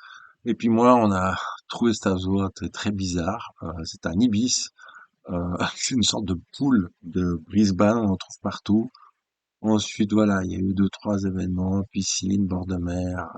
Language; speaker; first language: French; native; French